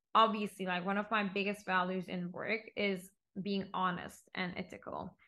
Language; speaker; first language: English; non-native, fluent; Turkish